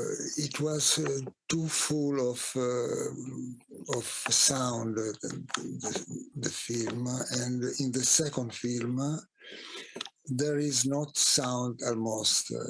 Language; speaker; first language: English; non-native, fluent; Italian